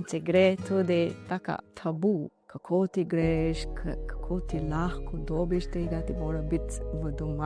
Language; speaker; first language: Slovenian; non-native, learner; Divehi